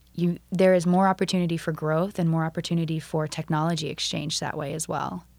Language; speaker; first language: English; native; English